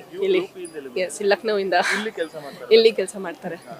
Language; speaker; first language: Kannada; non-native, learner; Hindi